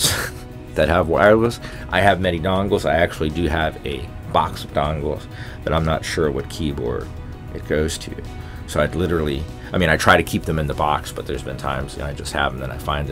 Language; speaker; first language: English; native; English